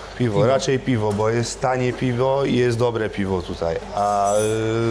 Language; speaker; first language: Polish; early bilingual, heritage; Polish